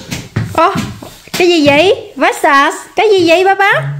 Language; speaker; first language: Vietnamese; native; Vietnamese